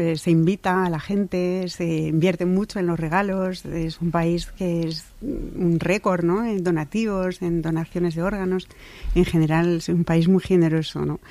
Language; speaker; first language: Spanish; non-native, fluent; French